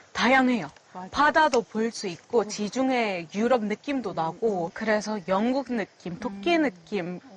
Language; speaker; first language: Korean; non-native, fluent; Arabic